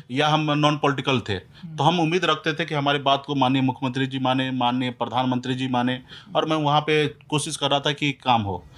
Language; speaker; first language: Hindi; native; Hindi